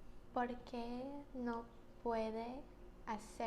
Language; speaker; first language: Spanish; non-native, learner; English